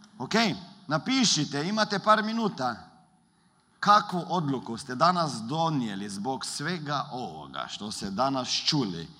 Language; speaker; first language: Croatian; early bilingual, heritage; Croatian